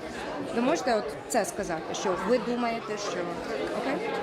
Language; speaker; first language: Ukrainian; early bilingual, heritage; Ukrainian